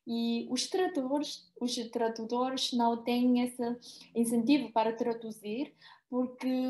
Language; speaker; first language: Portuguese; non-native, fluent; Chinese